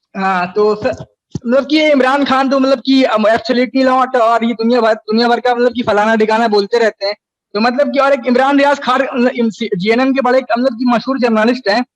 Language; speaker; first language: Urdu; native; Urdu